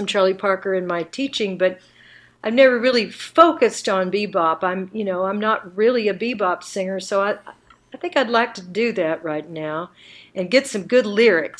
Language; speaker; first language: English; native; English